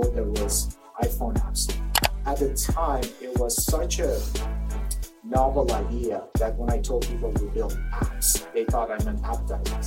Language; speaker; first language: English; non-native, fluent; Persian